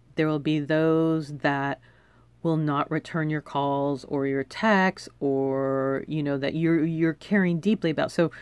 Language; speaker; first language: English; native; English